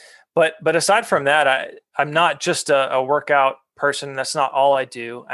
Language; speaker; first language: English; native; English